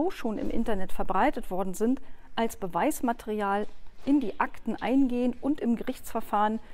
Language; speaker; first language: German; native; German